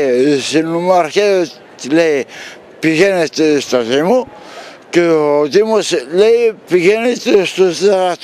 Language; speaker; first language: Greek; non-native, local second language; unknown